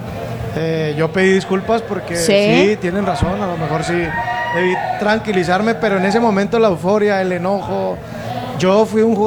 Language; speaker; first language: Spanish; native; Spanish